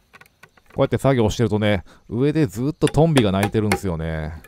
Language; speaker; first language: Japanese; native; Japanese